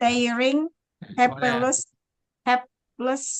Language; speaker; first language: English; non-native, learner; Indonesian